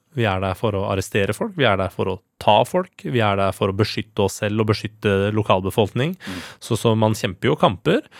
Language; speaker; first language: Norwegian; early bilingual, other home language; Persian